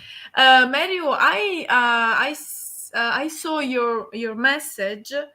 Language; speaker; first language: English; non-native, learner; Italian